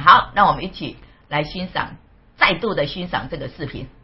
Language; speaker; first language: Chinese; native; Chinese